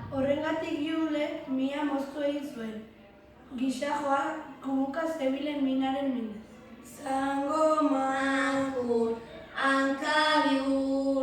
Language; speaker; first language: Basque; native; Basque